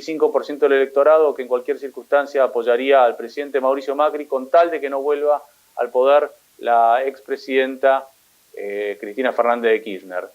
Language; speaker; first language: Spanish; native; Spanish